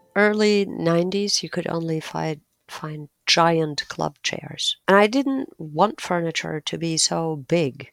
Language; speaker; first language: English; non-native, fluent; German